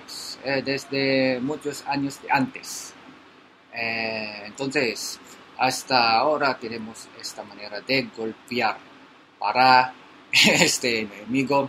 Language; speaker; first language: Spanish; non-native, learner; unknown